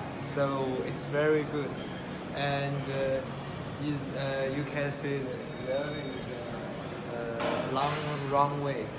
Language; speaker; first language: English; non-native, learner; Chinese